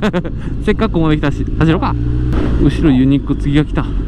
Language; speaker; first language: Japanese; native; Japanese